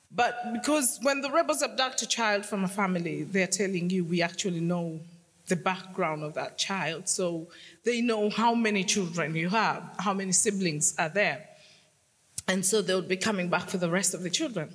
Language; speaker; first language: English; non-native, local second language; Acoli